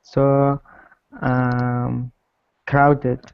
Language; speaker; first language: English; non-native, learner; Arabic